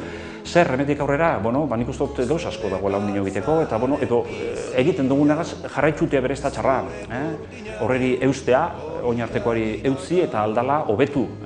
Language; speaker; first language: Basque; native; Basque